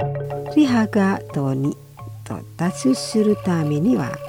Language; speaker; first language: Japanese; non-native, fluent; Indonesian